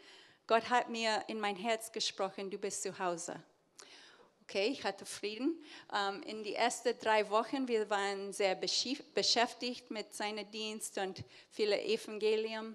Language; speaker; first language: German; early bilingual, heritage; English